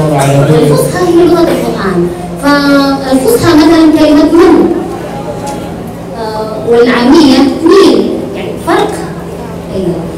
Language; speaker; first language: Arabic; early bilingual, other home language; Indonesian